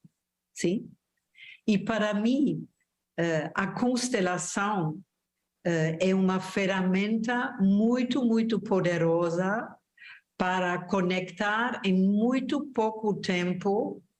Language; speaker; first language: Portuguese; non-native, fluent; German